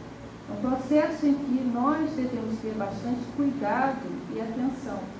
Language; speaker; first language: Portuguese; native; Portuguese